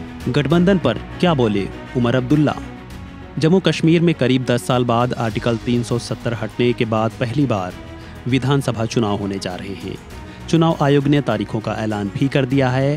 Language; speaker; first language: Hindi; native; Hindi